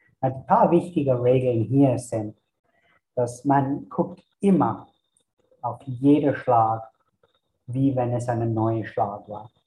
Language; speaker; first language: German; non-native, fluent; English